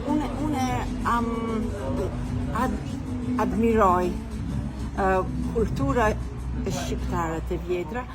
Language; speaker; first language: Albanian; non-native, learner; Italian